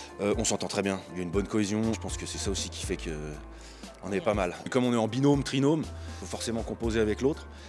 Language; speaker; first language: French; native; French